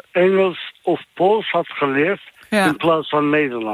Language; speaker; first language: Dutch; non-native, fluent; Turkish